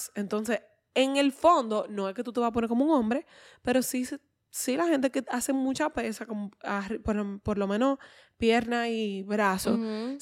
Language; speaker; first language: Spanish; native; Spanish